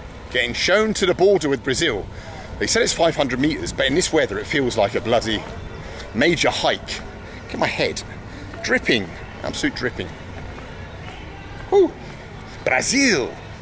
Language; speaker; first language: English; native; English